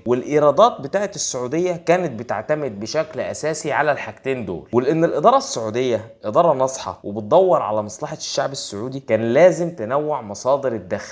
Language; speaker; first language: Arabic; native; Arabic